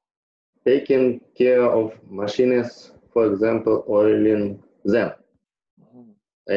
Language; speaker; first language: English; non-native, learner; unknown